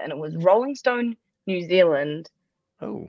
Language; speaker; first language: English; native; English